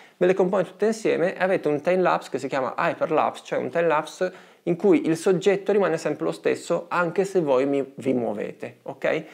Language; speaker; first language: Italian; native; Italian